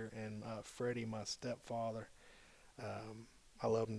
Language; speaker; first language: English; native; English